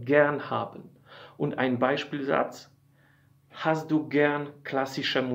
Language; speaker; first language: German; non-native, fluent; Polish